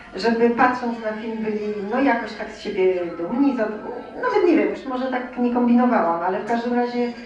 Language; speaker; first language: Polish; native; Polish